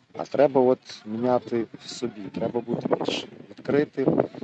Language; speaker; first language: Ukrainian; non-native, local second language; Russian